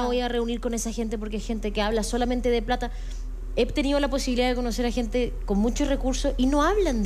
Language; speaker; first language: Spanish; native; Spanish